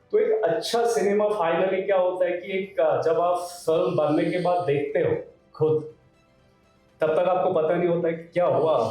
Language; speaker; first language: Hindi; non-native, local second language; Marathi